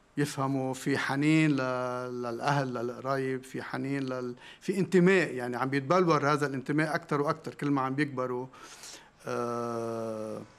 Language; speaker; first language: Arabic; native; Arabic